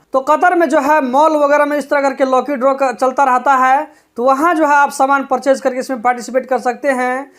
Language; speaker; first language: Hindi; native; Hindi